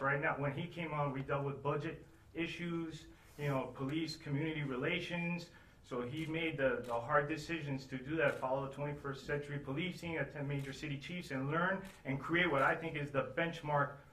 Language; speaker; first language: English; early bilingual, other home language; Spanish